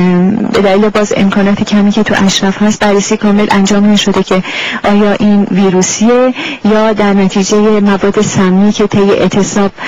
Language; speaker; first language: Persian; native; Persian